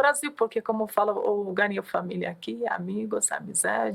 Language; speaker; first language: Portuguese; non-native, learner; Arabic